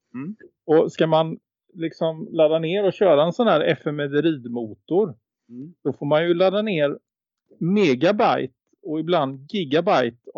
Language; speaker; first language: Swedish; native; Swedish